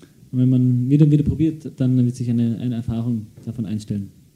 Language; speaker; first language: German; native; German